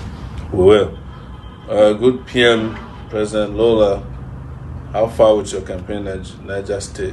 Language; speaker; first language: English; non-native, local second language; Yoruba